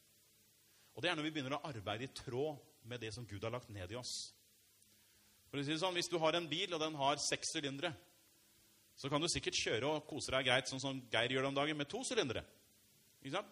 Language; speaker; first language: Norwegian; native; Norwegian